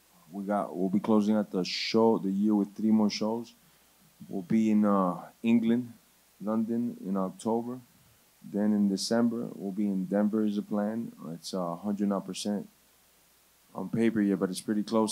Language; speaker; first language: English; early bilingual, other home language; Spanish